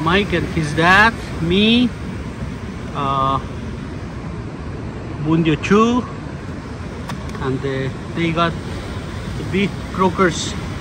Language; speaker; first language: English; non-native, learner; Spanish